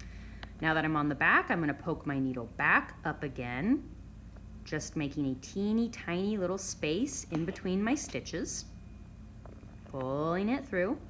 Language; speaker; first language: English; native; English